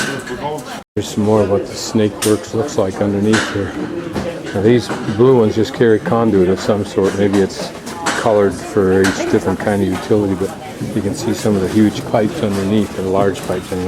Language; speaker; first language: English; native; English